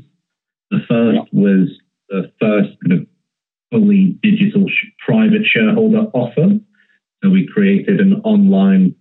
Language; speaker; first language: English; native; English